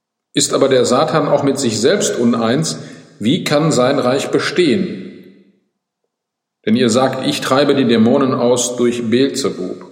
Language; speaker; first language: German; native; German